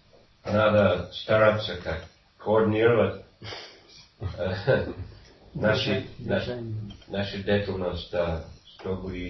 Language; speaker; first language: Russian; non-native, fluent; English